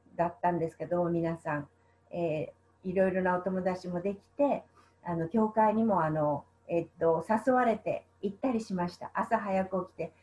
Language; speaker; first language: Japanese; native; Japanese